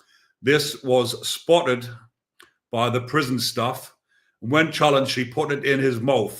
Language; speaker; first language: English; native; English